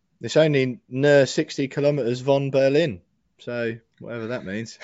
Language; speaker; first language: English; native; English